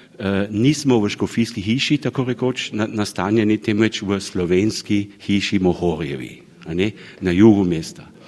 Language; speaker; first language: Slovenian; native; Slovenian